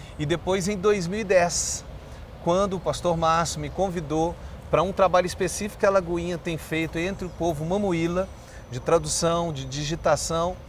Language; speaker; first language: Portuguese; native; Portuguese